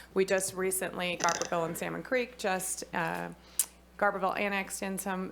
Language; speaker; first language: English; native; English